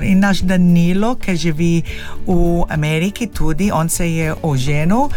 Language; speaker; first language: Slovenian; early bilingual, heritage; Slovenian